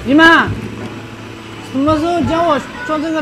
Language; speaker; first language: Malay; non-native, learner; Chinese